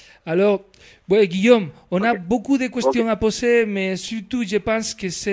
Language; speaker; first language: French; non-native, fluent; Spanish